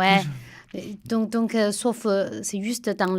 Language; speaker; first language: French; non-native, fluent; Chinese